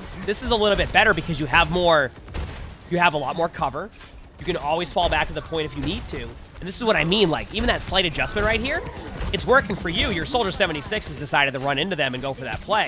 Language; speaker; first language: English; native; English